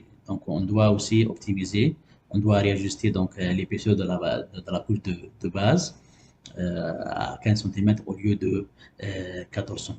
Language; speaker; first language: French; non-native, local second language; Arabic